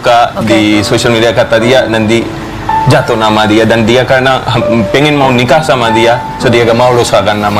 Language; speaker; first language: Indonesian; non-native, fluent; Hindi